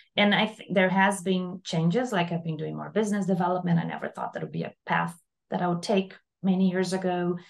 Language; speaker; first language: English; non-native, fluent; Portuguese